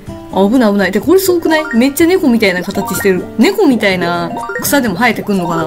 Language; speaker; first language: Japanese; native; Japanese